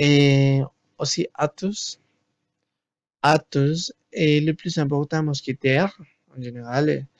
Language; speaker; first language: French; non-native, learner; Spanish